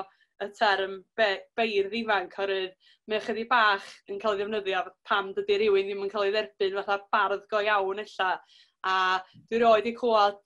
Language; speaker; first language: Welsh; native; Welsh